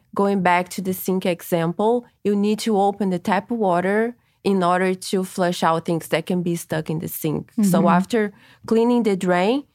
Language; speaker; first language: English; non-native, fluent; Portuguese